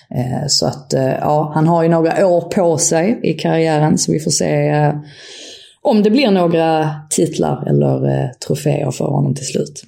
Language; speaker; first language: Swedish; native; Swedish